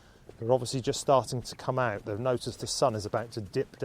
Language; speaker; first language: English; native; English